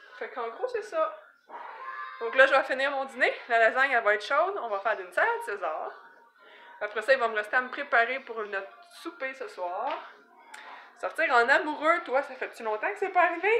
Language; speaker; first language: French; native; French